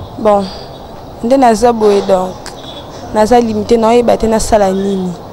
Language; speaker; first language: Lingala; non-native, local second language; Luba-Lulua